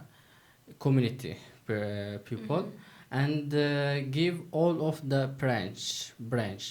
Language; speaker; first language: English; non-native, learner; Turkish